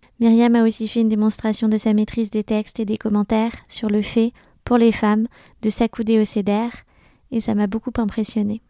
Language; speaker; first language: French; native; French